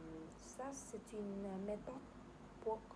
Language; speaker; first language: French; non-native, learner; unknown